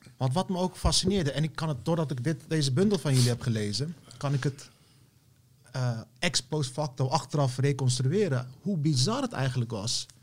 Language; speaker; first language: Dutch; early bilingual, other home language; Turkish